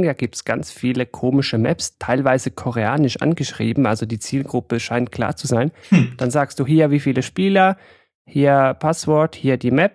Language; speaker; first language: German; native; German